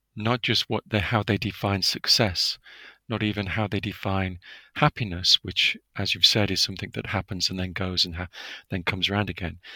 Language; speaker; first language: English; native; English